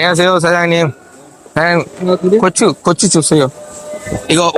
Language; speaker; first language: Korean; non-native, learner; Tamil